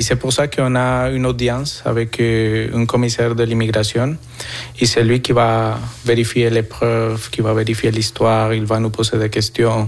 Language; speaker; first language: French; non-native, fluent; Spanish